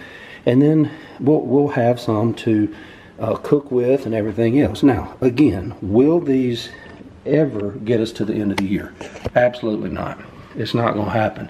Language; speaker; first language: English; native; English